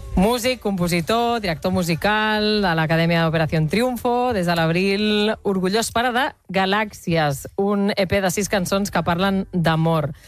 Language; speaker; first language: Catalan; native; Catalan